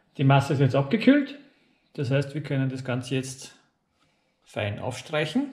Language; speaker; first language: German; native; German